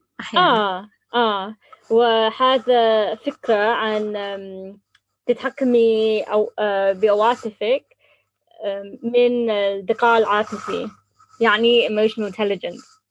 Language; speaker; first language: Arabic; non-native, learner; English